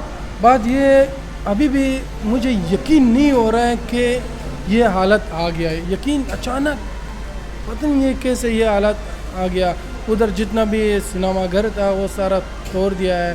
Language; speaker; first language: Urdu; non-native, local second language; Pashto